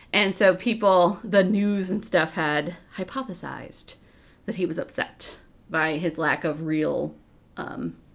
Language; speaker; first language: English; native; English